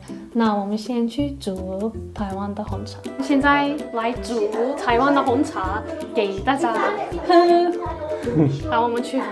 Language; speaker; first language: Chinese; non-native, fluent; Turkish